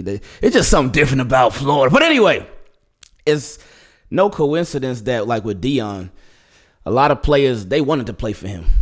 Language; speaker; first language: English; native; English